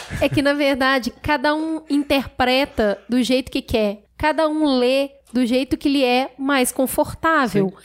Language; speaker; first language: Portuguese; native; Portuguese